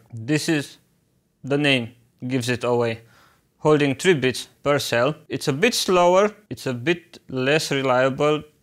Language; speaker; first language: English; non-native, fluent; Romanian